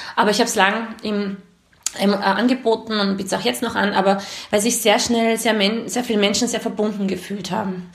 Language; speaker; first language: German; early bilingual, other home language; Hungarian